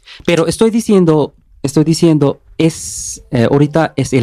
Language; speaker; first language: Spanish; non-native, learner; Bangla